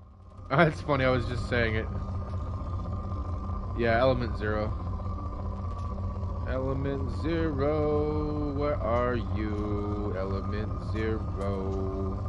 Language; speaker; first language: English; native; English